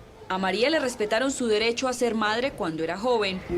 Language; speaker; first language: Spanish; native; Spanish